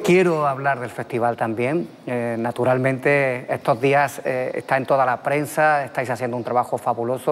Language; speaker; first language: Spanish; native; Spanish